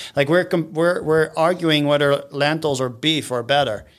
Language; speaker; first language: English; non-native, fluent; Dutch